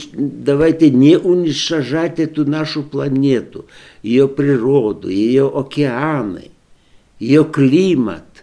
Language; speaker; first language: Russian; non-native, local second language; Lithuanian